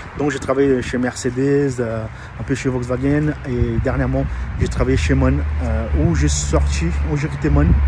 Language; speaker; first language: French; non-native, fluent; Portuguese